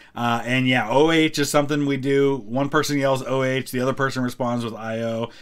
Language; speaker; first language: English; native; English